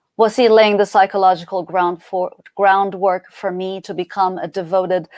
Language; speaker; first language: English; early bilingual, other home language; Persian